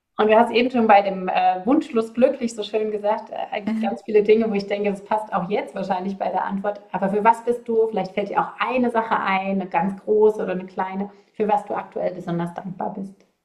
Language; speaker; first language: German; native; German